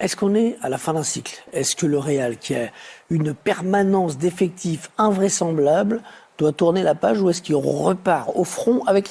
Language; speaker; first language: French; native; French